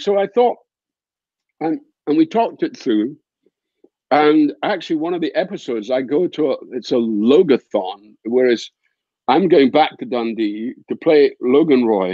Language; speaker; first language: English; native; English